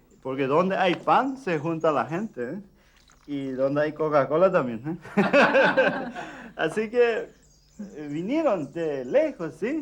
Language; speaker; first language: Spanish; early bilingual, heritage; Plautdietsch